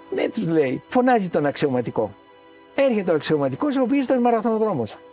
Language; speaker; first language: Greek; native; Greek